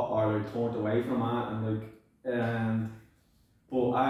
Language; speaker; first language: English; native; English